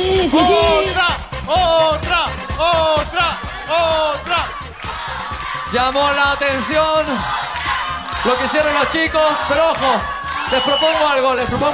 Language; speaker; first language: Spanish; native; Spanish